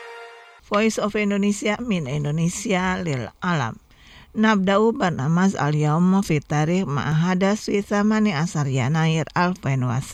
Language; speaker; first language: Arabic; non-native, fluent; Indonesian